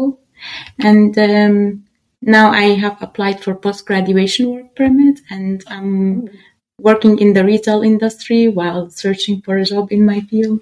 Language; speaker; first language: English; non-native, fluent; Arabic